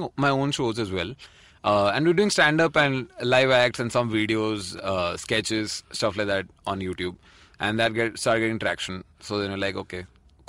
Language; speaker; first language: English; non-native, local second language; Odia